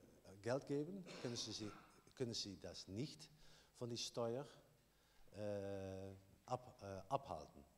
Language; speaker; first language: German; non-native, learner; Dutch